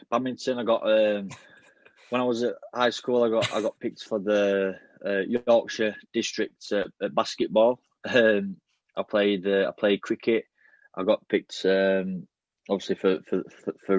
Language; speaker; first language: English; native; English